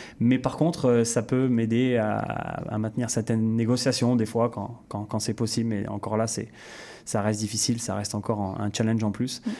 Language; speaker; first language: French; native; French